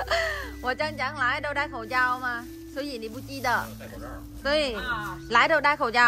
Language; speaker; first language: Chinese; non-native, learner; Vietnamese